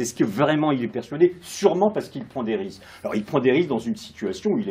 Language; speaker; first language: French; native; French